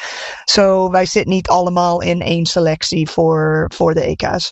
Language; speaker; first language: Dutch; non-native, fluent; English